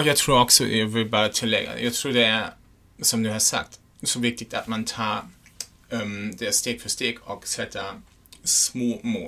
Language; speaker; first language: Swedish; non-native, fluent; German